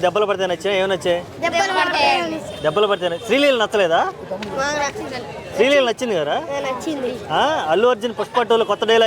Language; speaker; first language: Telugu; native; Telugu